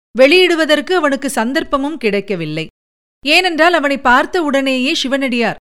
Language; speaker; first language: Tamil; native; Tamil